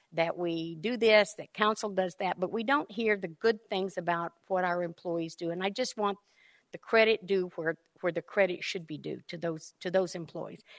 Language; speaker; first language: English; native; English